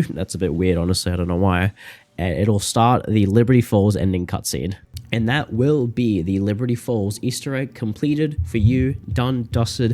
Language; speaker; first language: English; native; English